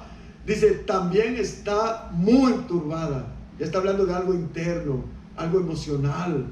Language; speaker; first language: Spanish; native; Spanish